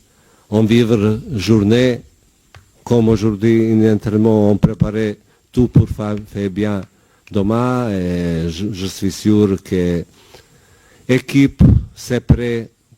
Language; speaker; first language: French; non-native, learner; Bosnian